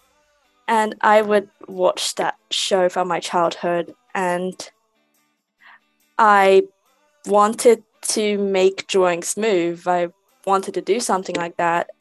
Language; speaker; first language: English; native; English